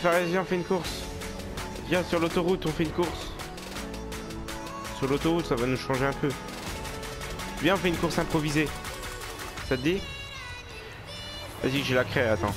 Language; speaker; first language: French; native; French